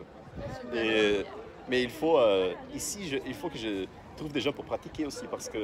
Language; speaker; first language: French; non-native, fluent; Portuguese